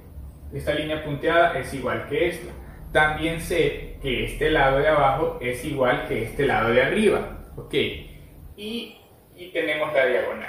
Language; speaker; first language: Spanish; native; Spanish